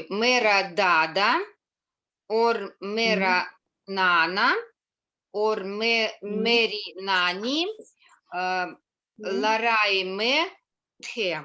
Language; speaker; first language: Hindi; native; Hindi